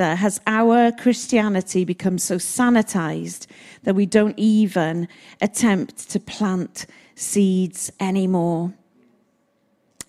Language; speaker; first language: English; native; English